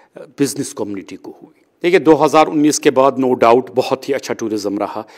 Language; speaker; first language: Hindi; non-native, local second language; Kashmiri